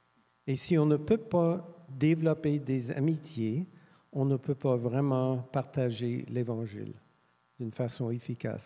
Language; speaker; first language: French; non-native, fluent; English